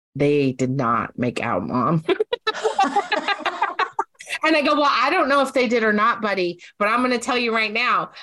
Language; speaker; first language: English; native; English